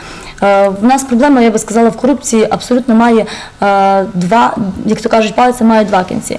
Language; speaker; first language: Ukrainian; native; Ukrainian